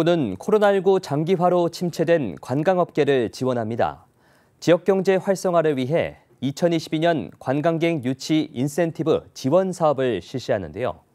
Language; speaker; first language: Korean; native; Korean